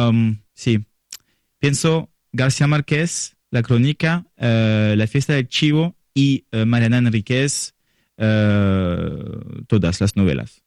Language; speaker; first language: Spanish; non-native, learner; French